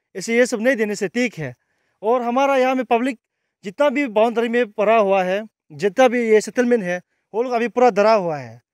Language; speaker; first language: Hindi; non-native, local second language; Nyishi